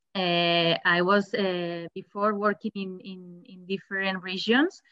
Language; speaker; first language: English; non-native, fluent; Spanish